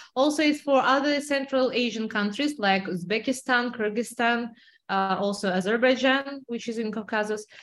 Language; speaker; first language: English; non-native, fluent; Russian